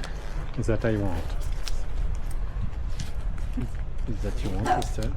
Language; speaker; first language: English; non-native, learner; French